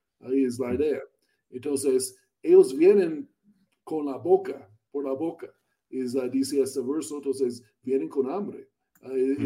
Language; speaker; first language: Spanish; non-native, learner; English